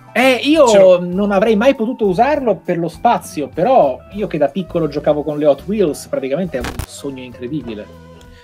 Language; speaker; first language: Italian; native; Italian